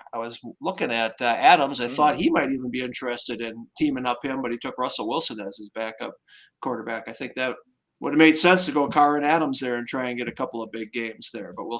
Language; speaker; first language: English; native; English